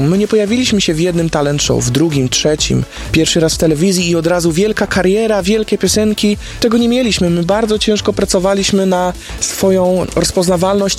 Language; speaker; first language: Polish; native; Polish